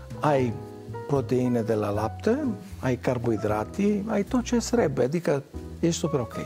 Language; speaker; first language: Romanian; non-native, fluent; Italian